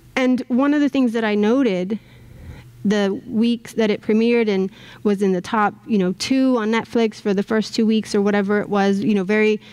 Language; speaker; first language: English; native; English